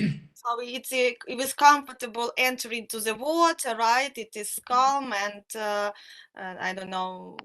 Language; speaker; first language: English; non-native, fluent; Russian